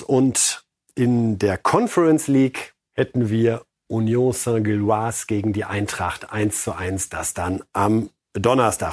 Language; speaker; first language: German; native; German